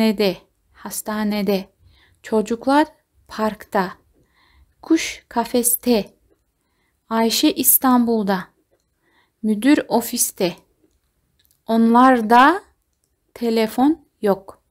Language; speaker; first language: Turkish; non-native, fluent; Kazakh